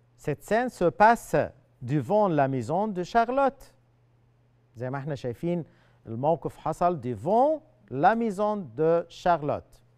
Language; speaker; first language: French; non-native, fluent; Arabic